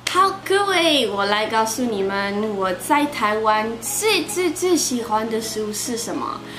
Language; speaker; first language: Chinese; non-native, fluent; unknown